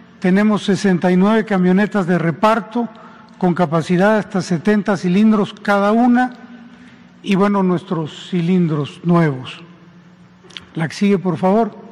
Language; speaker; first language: Spanish; native; Spanish